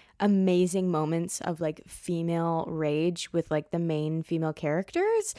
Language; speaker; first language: English; native; English